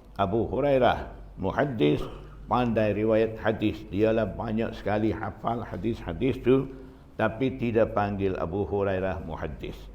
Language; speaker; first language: Malay; non-native, fluent; Burmese